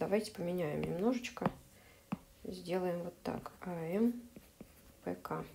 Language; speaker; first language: Russian; native; Russian